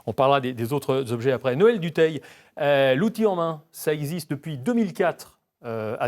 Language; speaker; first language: French; native; French